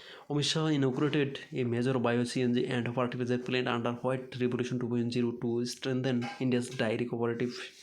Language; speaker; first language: English; non-native, local second language; Bangla